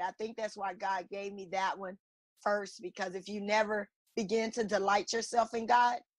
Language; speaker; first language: English; native; English